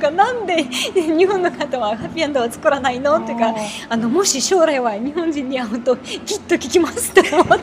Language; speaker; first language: Japanese; non-native, fluent; Russian